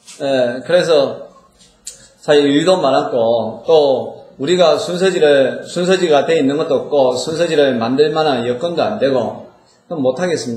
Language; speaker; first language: Korean; native; Korean